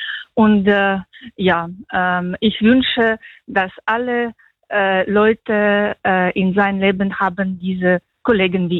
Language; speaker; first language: German; non-native, learner; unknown